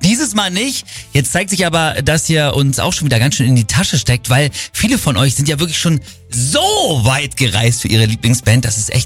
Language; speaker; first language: German; native; German